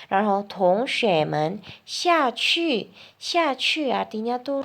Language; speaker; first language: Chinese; non-native, fluent; Indonesian